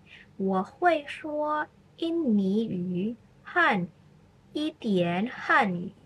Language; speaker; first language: Chinese; non-native, fluent; Indonesian